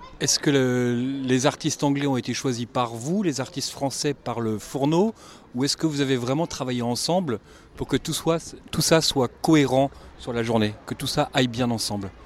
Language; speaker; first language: French; native; French